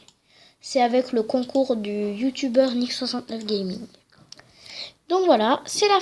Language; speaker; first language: French; native; French